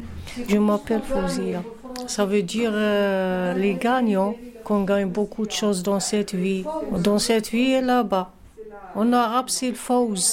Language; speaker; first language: French; non-native, fluent; Arabic